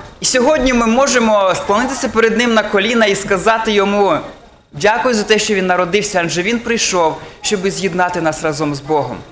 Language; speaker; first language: Ukrainian; non-native, local second language; Russian